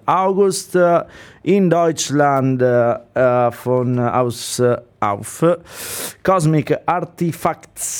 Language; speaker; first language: German; non-native, learner; Italian